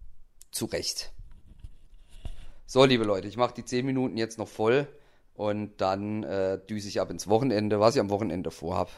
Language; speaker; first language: German; native; German